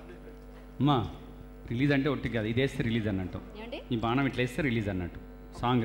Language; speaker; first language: Telugu; native; Telugu